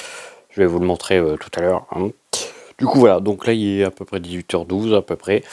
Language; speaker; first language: French; native; French